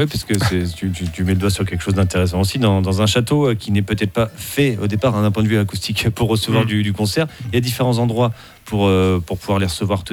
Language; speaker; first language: French; native; French